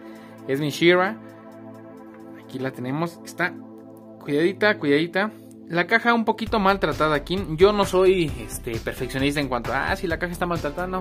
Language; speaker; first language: Spanish; native; Spanish